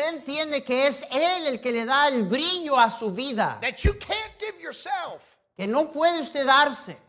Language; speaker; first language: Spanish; non-native, fluent; English